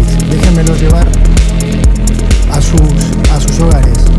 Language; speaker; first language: Spanish; native; Spanish